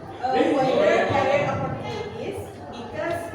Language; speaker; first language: English; non-native, learner; Indonesian